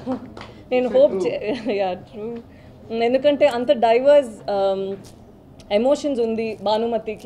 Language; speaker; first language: Telugu; non-native, learner; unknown